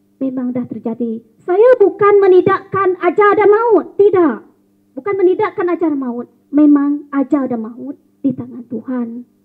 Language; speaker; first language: Malay; non-native, local second language; Iban